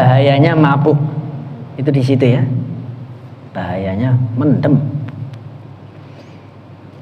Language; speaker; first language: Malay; non-native, local second language; Javanese